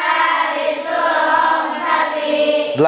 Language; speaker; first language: Arabic; non-native, learner; Indonesian